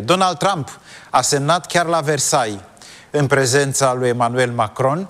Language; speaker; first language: Romanian; native; Romanian